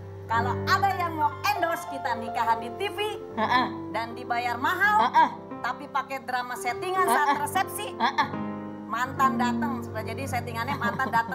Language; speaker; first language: Indonesian; native; Indonesian